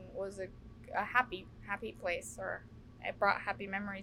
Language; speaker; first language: English; early bilingual, other home language; Spanish